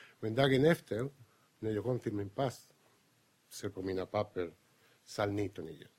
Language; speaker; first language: Swedish; non-native, fluent; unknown